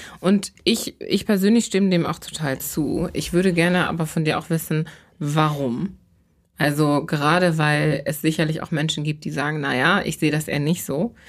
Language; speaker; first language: German; early bilingual, other home language; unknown